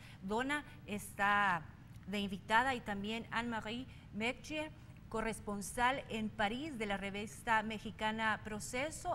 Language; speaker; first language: Spanish; native; Spanish